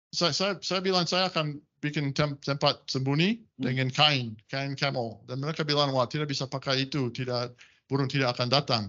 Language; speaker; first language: Indonesian; non-native, fluent; English